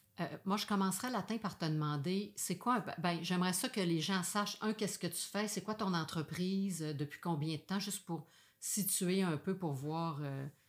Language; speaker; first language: French; native; French